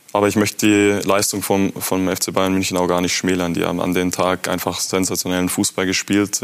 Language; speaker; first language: German; native; German